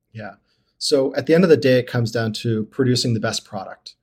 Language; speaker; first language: English; native; English